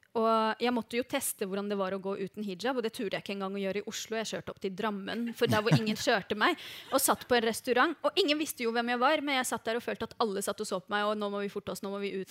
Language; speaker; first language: Norwegian; early bilingual, other home language; Arabic